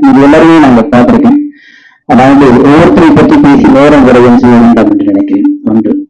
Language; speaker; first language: Tamil; native; Tamil